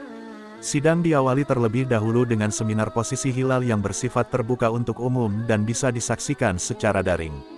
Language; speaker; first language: Indonesian; native; Indonesian